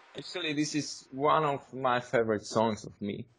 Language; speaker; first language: English; non-native, learner; Czech